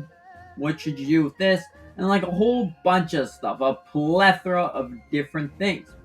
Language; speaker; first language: English; native; English